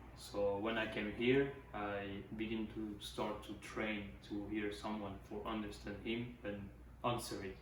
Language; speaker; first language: English; non-native, learner; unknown